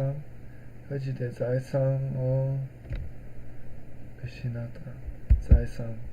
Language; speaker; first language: Japanese; non-native, learner; English